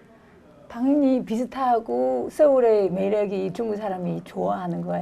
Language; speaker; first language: Korean; non-native, fluent; Chinese